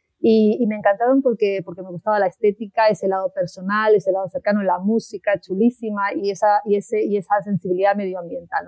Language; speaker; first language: Spanish; native; Spanish